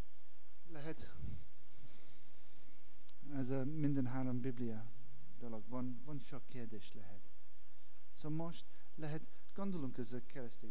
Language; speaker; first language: Hungarian; non-native, learner; English